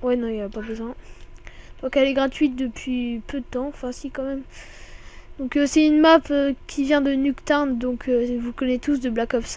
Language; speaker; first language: French; native; French